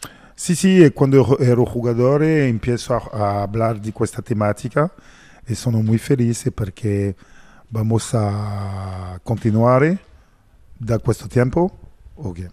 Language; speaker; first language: Spanish; non-native, learner; French